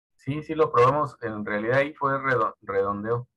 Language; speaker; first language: Spanish; native; Spanish